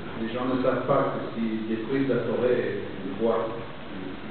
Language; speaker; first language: French; non-native, fluent; Portuguese